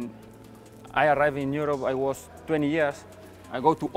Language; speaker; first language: English; non-native, learner; Spanish